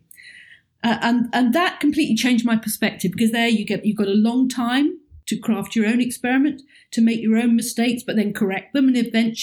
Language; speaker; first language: English; native; English